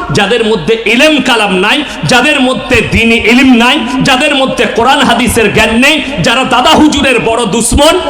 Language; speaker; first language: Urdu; non-native, local second language; Bangla